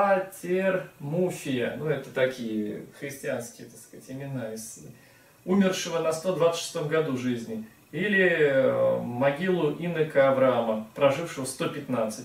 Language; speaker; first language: Russian; native; Russian